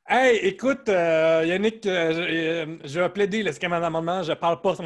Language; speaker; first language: French; native; French